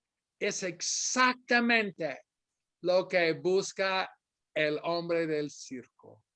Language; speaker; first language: Spanish; non-native, fluent; English